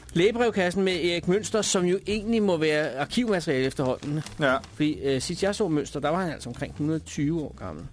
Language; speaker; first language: Danish; native; Danish